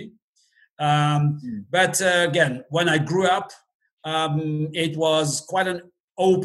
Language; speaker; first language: English; non-native, fluent; Russian